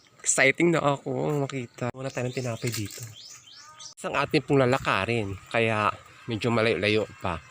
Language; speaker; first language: Filipino; native; Filipino